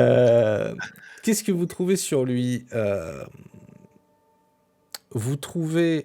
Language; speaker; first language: French; native; French